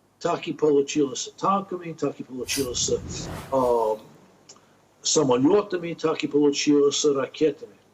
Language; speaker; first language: Russian; non-native, fluent; English